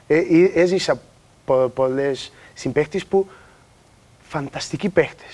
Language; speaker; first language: Greek; non-native, learner; Portuguese